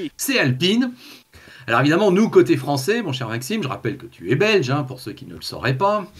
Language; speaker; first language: French; native; French